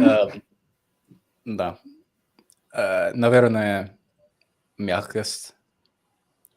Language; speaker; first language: Russian; non-native, fluent; English